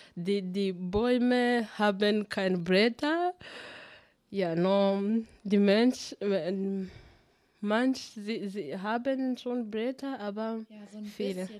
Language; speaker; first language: German; non-native, learner; Kinyarwanda